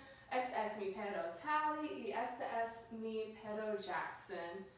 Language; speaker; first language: Spanish; non-native, learner; English